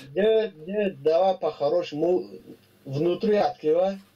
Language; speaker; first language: Russian; non-native, local second language; Tajik